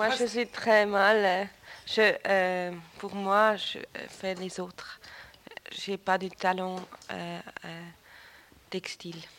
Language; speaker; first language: French; non-native, local second language; German